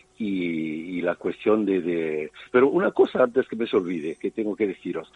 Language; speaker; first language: Spanish; native; Spanish